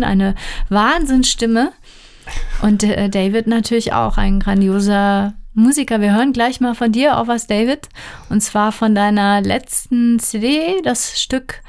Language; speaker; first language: German; native; German